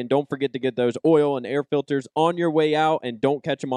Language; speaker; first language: English; native; English